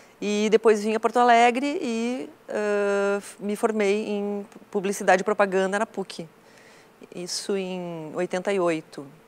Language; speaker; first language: Portuguese; native; Portuguese